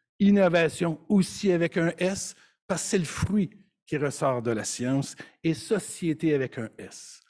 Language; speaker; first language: French; native; French